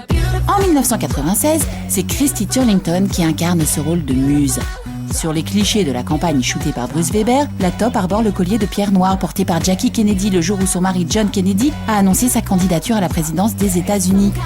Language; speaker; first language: French; native; French